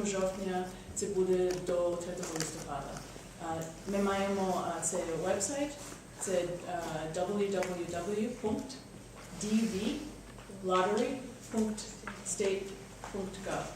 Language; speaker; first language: Ukrainian; non-native, learner; English